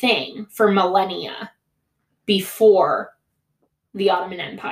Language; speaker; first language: English; early bilingual, other home language; Greek